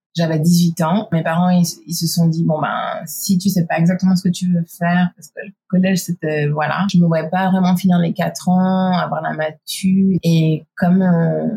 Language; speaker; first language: French; native; French